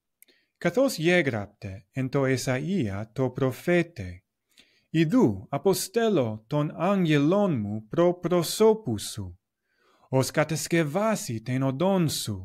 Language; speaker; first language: Greek; non-native, fluent; English